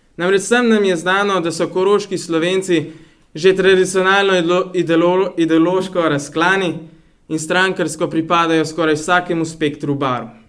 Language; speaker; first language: Slovenian; native; Slovenian